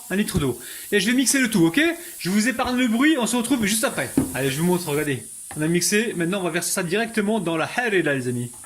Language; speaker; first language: French; native; French